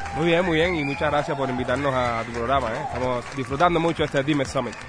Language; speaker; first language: Spanish; native; Spanish